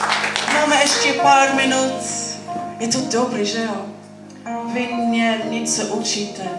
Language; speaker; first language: Czech; non-native, learner; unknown